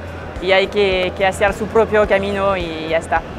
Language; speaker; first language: Spanish; non-native, fluent; French